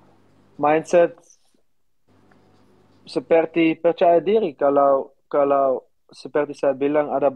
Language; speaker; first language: Indonesian; non-native, learner; Dutch